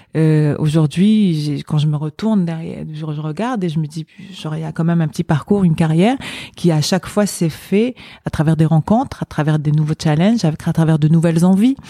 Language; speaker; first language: French; non-native, local second language; Arabic